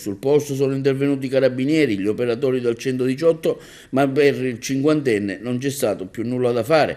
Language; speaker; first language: Italian; native; Italian